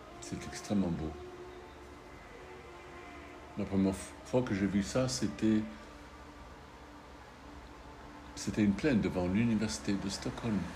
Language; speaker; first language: French; non-native, fluent; English